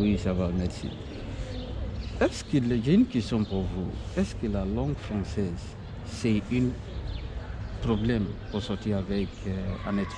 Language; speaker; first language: French; non-native, learner; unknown